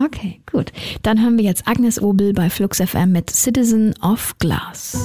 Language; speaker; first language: German; native; German